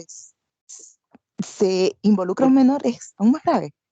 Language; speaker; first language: Spanish; native; Spanish